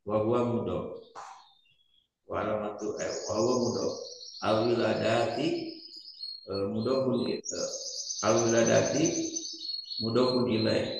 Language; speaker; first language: Arabic; non-native, learner; Indonesian